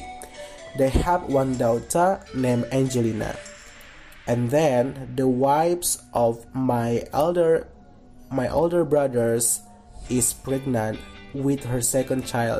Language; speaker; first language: English; non-native, fluent; Indonesian